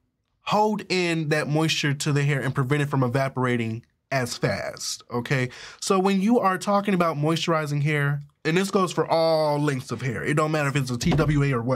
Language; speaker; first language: English; native; English